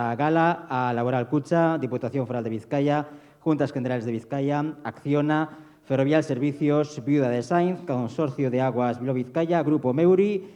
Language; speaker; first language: Spanish; non-native, local second language; Basque